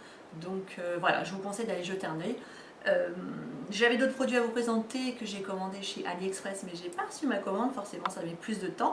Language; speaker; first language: French; native; French